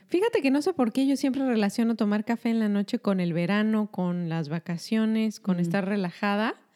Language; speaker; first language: Spanish; native; Spanish